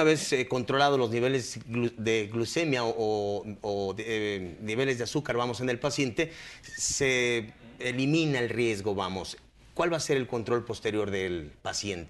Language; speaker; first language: Spanish; native; Spanish